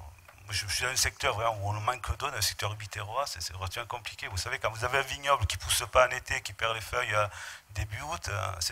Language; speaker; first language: French; native; French